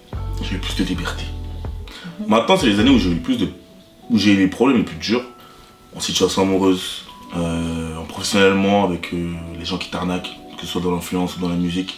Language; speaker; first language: French; native; French